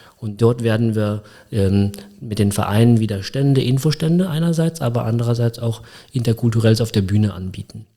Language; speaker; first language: German; early bilingual, other home language; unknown